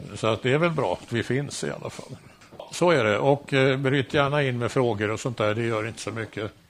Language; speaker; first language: Swedish; native; Swedish